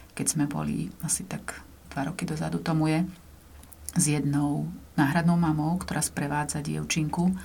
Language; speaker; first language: Slovak; native; Slovak